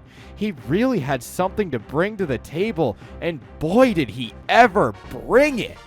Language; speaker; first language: English; native; English